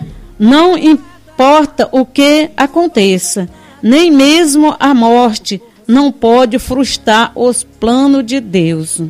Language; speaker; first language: Portuguese; native; Portuguese